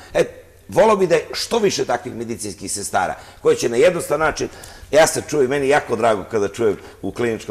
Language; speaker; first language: Serbian; native; Serbian